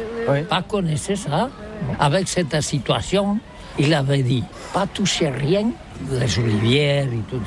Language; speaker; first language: French; non-native, learner; Catalan